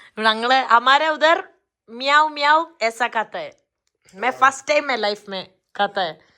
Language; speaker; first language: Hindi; non-native, learner; Malayalam